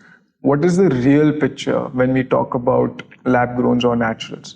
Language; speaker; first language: English; non-native, local second language; Gujarati